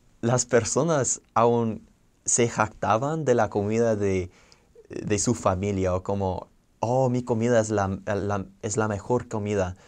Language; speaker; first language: Spanish; non-native, fluent; English